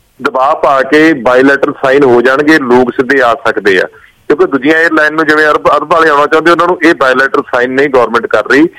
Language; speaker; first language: Punjabi; native; Punjabi